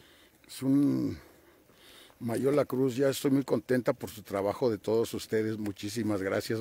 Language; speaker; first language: Spanish; native; Spanish